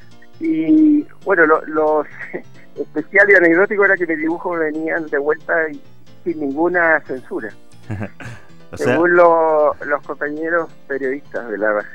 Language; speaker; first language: Spanish; native; Spanish